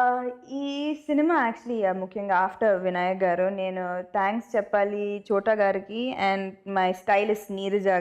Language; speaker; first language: Telugu; non-native, fluent; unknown